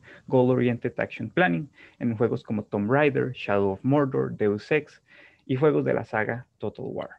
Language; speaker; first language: Spanish; native; Spanish